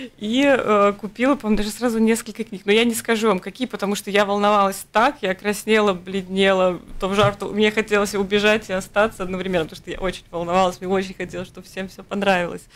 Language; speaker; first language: Russian; native; Russian